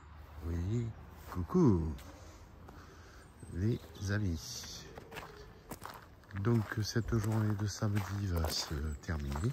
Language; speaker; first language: French; native; French